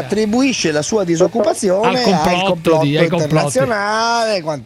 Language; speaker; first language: Italian; native; Italian